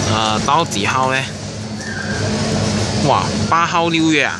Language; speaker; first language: Chinese; native; Chinese